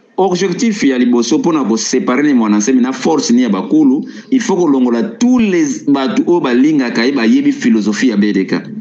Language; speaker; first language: Lingala; non-native, local second language; Kongo